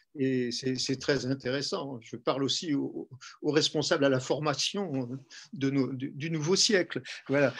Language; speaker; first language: French; native; French